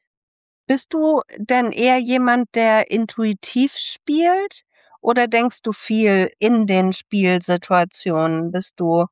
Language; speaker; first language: German; native; German